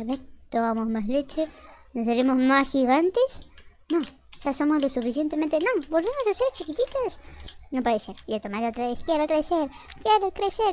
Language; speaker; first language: Spanish; native; Spanish